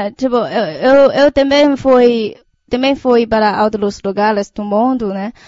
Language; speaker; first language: Portuguese; non-native, fluent; Chinese